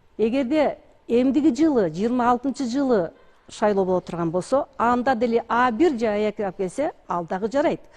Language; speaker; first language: Kyrgyz; native; Kyrgyz